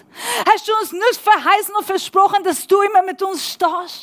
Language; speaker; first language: German; non-native, learner; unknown